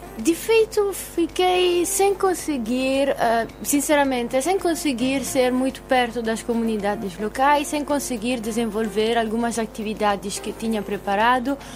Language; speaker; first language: Portuguese; non-native, fluent; Italian